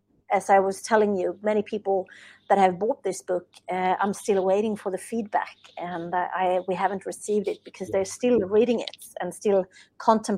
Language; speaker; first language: English; non-native, fluent; Swedish